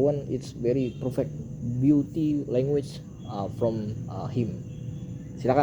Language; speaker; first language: English; non-native, learner; Indonesian